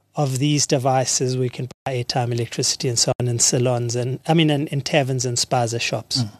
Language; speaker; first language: English; native; English